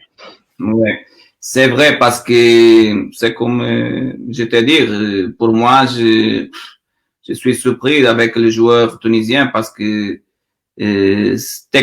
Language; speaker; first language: French; non-native, learner; Portuguese